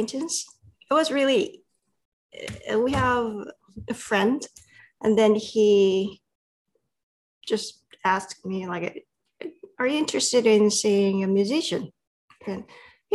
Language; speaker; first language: English; non-native, fluent; Korean